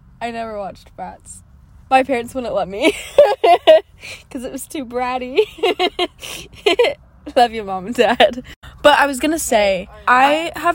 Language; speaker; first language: English; native; English